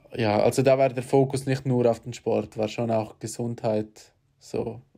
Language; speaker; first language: German; native; German